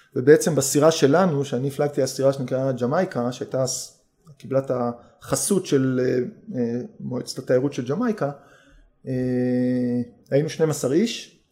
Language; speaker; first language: Hebrew; native; Hebrew